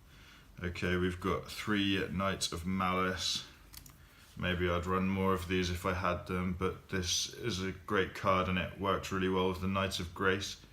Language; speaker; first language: English; native; English